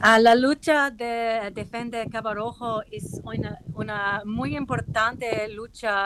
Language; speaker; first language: Spanish; non-native, learner; English